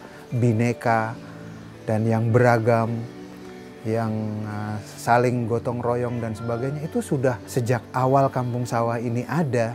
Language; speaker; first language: Indonesian; native; Indonesian